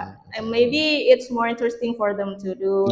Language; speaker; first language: English; non-native, learner; Indonesian